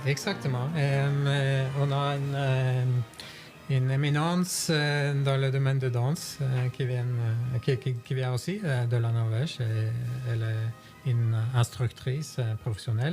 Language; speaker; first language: French; non-native, fluent; Norwegian